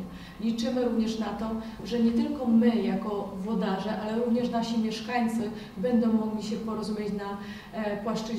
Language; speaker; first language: Polish; native; Polish